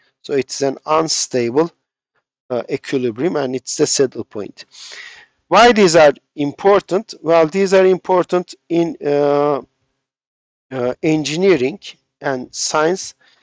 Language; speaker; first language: English; non-native, fluent; Turkish